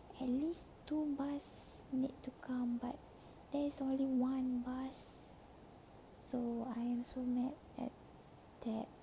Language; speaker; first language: English; non-native, learner; Malay